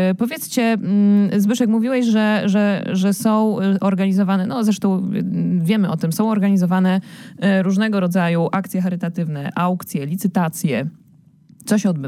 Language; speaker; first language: Polish; native; Polish